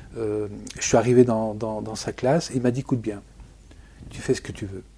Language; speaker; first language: French; native; French